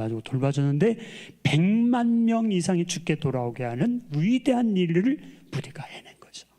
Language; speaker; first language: Korean; native; Korean